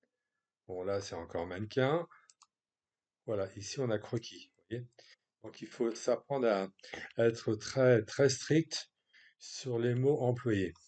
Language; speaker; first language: French; native; French